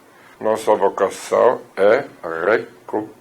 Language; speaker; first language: Portuguese; non-native, fluent; German